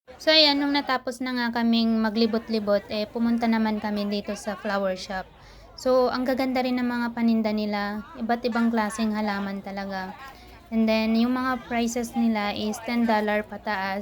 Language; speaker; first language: Filipino; native; Filipino